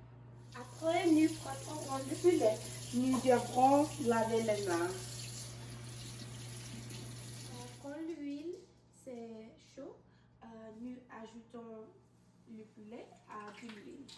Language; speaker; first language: French; non-native, learner; English